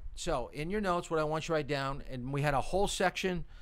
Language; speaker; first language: English; native; English